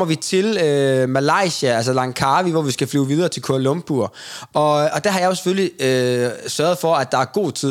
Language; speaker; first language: Danish; native; Danish